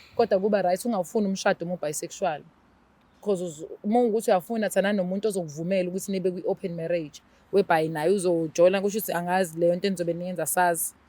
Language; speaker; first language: Zulu; native; Zulu